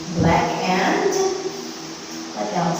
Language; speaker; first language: English; non-native, fluent; Vietnamese